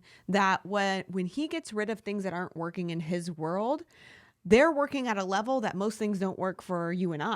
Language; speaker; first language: English; native; English